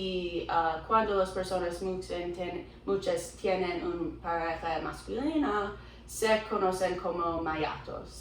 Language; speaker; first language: Spanish; non-native, learner; English